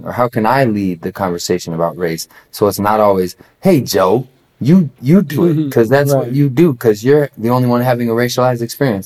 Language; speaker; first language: English; native; English